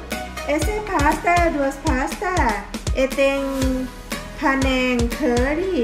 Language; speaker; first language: Portuguese; non-native, learner; Thai